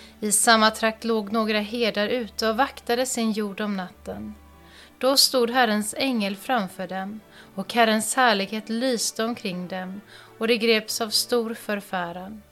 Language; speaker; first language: Swedish; native; Swedish